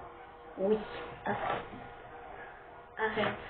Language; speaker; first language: French; native; French